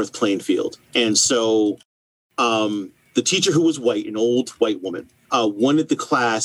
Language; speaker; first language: English; native; English